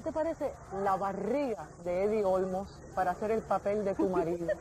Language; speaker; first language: Spanish; native; Spanish